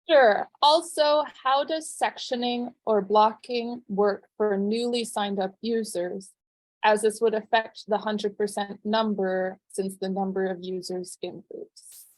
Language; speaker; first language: English; native; English